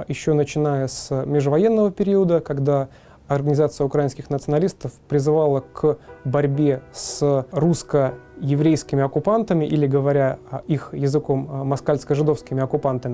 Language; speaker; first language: Russian; native; Russian